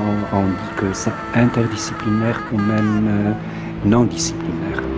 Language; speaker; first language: French; non-native, fluent; Polish